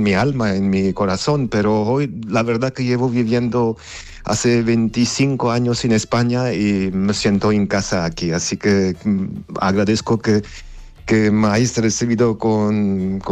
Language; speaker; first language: Spanish; non-native, fluent; Armenian